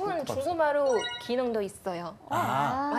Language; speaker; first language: Korean; non-native, fluent; Chinese